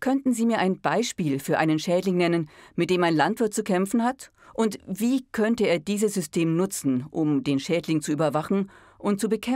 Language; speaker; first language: German; native; German